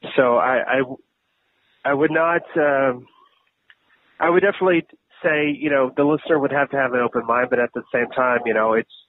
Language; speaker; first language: English; native; English